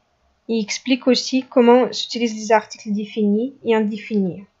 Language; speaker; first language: French; non-native, fluent; Russian